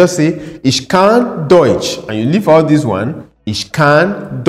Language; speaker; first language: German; non-native, fluent; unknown